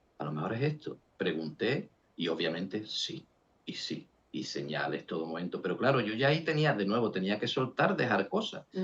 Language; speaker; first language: Spanish; native; Spanish